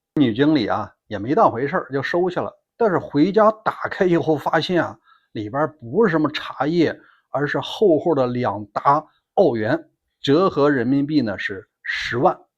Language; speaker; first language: Chinese; native; Chinese